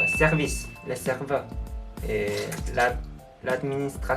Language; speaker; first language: French; non-native, learner; Korean